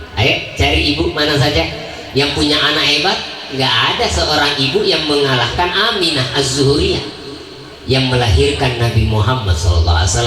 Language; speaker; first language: Indonesian; non-native, local second language; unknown